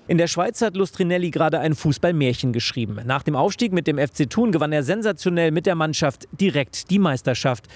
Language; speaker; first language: German; native; German